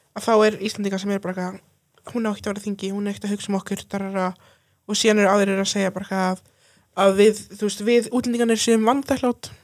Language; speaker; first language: Icelandic; native; Icelandic